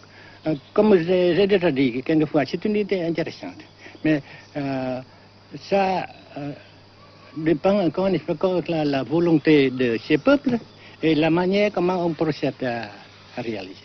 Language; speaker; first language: French; non-native, fluent; Vietnamese